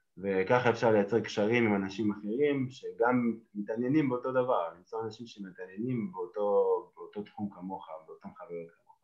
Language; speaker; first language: Hebrew; native; Hebrew